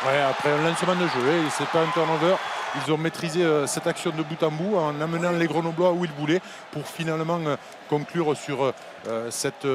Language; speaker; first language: French; native; French